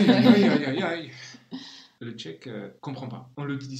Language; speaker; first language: French; non-native, fluent; Czech